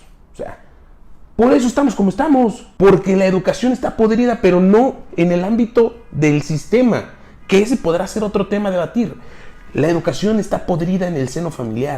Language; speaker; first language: Spanish; native; Spanish